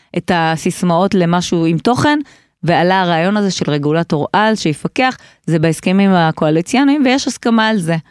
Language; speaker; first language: Hebrew; native; Hebrew